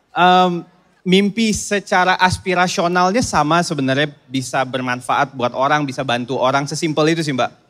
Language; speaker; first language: Indonesian; native; Indonesian